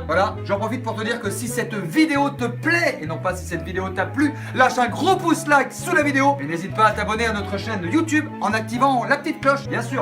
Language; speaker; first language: French; native; French